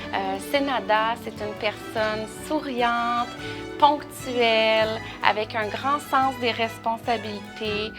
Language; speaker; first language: French; native; French